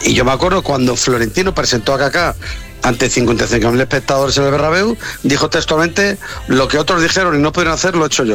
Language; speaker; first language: Spanish; native; Spanish